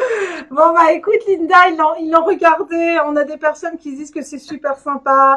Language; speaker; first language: French; native; French